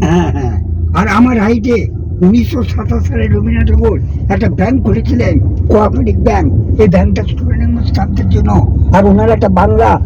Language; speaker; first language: Bangla; non-native, local second language; Gujarati